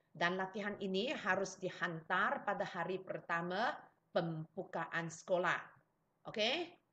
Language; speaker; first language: Malay; non-native, local second language; Chinese